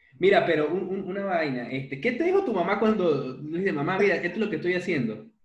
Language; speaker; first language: Spanish; native; Spanish